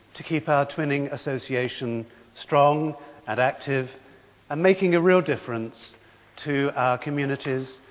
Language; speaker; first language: English; native; English